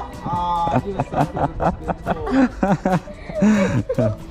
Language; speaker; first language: English; non-native, learner; Thai